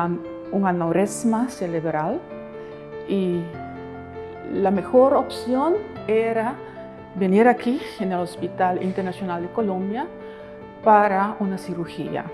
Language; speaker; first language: Spanish; non-native, fluent; Papiamento